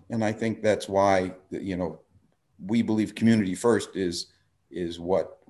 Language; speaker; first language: English; native; English